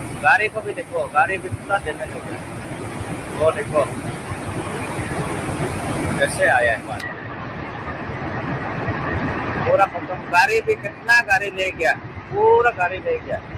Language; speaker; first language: Hindi; non-native, local second language; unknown